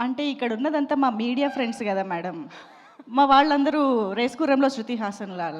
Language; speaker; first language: Telugu; native; Telugu